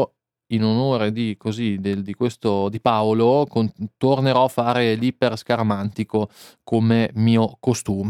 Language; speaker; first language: Italian; native; Italian